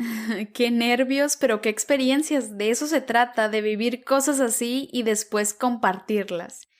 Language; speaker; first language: Spanish; native; Spanish